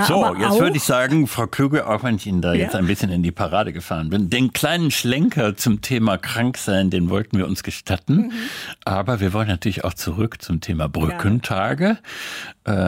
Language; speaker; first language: German; native; German